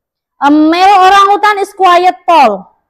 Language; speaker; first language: English; non-native, learner; Indonesian